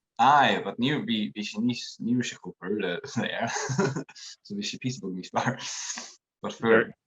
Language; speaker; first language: Irish; native; Irish